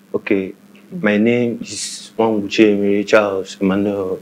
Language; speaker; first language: English; non-native, local second language; Igbo